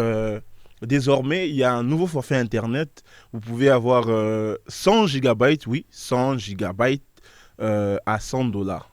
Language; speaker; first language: French; non-native, local second language; Lingala